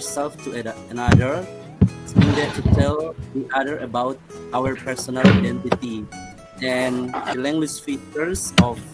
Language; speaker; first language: English; non-native, learner; Indonesian